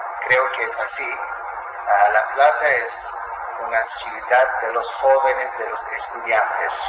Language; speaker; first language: Spanish; non-native, fluent; Azerbaijani